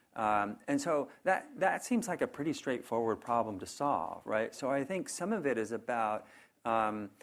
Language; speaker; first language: English; native; English